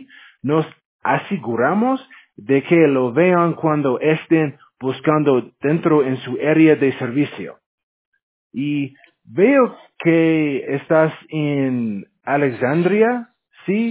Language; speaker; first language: Spanish; non-native, fluent; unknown